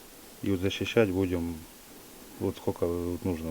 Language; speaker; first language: Russian; native; Russian